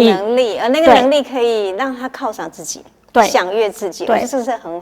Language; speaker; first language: Chinese; native; Chinese